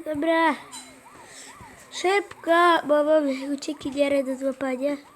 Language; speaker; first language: Polish; native; Polish